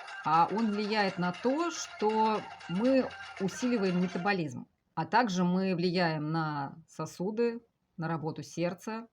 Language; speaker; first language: Russian; native; Russian